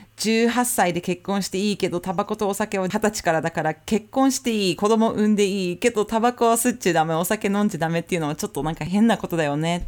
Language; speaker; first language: Japanese; early bilingual, heritage; Japanese